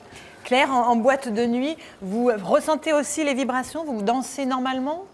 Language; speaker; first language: French; native; French